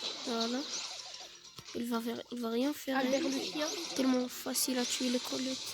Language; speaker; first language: French; native; French